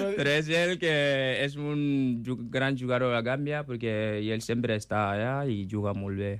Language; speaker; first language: Catalan; non-native, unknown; Mandingo